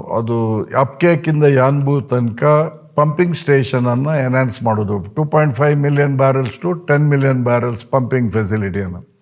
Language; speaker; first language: Kannada; non-native, local second language; Konkani